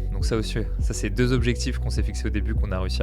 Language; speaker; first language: French; native; French